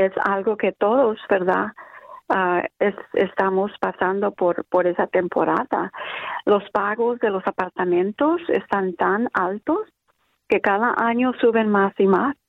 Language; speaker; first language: Spanish; early bilingual, other home language; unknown